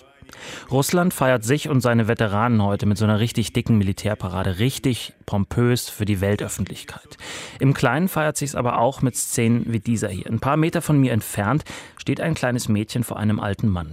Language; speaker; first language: German; native; German